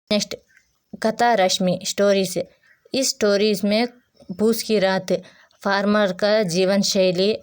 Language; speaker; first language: Hindi; non-native, local second language; Telugu